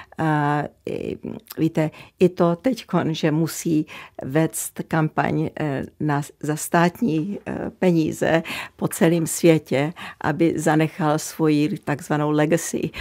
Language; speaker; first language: Czech; early bilingual, heritage; Czech